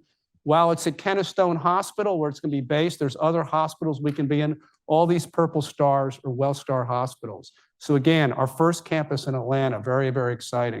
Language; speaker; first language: English; native; English